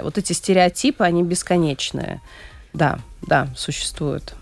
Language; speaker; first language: Russian; native; Russian